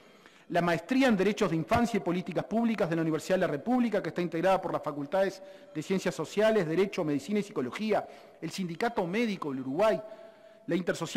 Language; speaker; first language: Spanish; native; Spanish